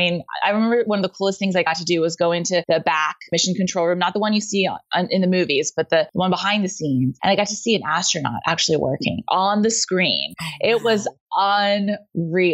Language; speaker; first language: English; native; English